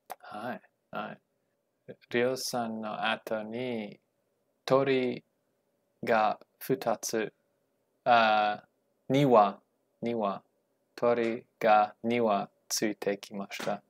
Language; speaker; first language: Japanese; non-native, learner; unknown